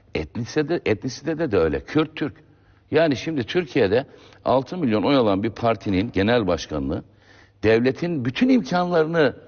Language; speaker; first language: Turkish; native; Turkish